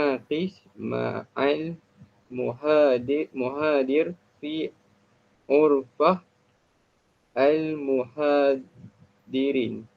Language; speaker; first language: Arabic; non-native, learner; Malay